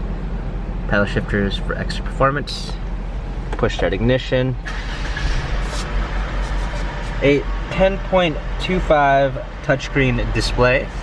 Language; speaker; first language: English; native; English